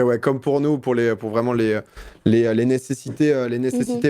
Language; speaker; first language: French; native; French